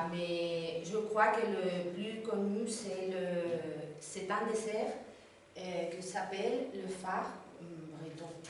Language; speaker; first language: French; non-native, learner; Spanish